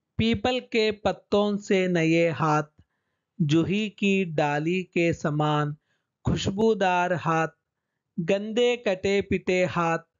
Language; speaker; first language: Hindi; non-native, local second language; Telugu